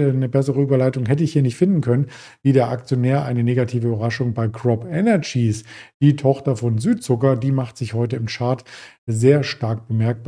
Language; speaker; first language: German; native; German